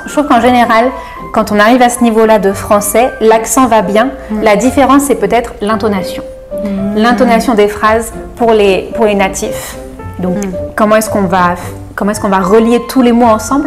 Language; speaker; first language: French; native; French